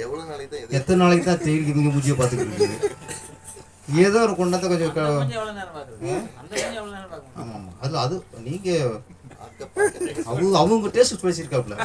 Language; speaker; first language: Tamil; native; Tamil